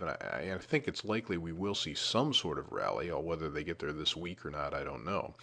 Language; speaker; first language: English; native; English